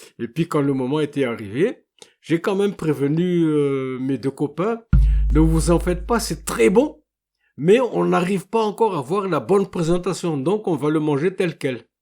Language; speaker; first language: French; non-native, local second language; Malagasy